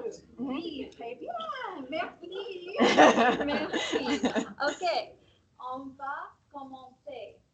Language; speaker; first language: French; non-native, fluent; English